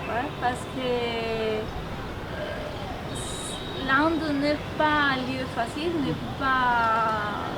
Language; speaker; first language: French; non-native, fluent; Spanish